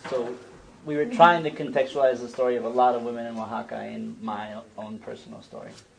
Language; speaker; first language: English; non-native, fluent; Spanish